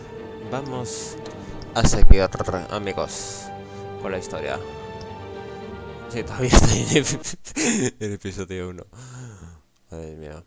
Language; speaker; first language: Spanish; native; Spanish